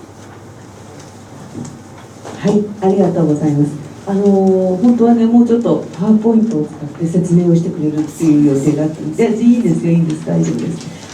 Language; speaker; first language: Japanese; native; Japanese